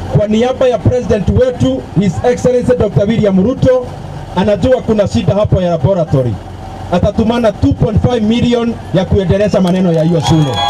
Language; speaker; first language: Swahili; non-native, local second language; Kikuyu